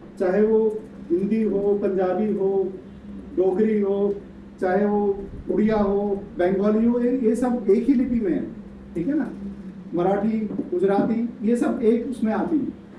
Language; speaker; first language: Hindi; native; Hindi